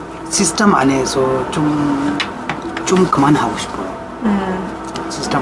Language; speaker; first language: Korean; non-native, learner; Tibetan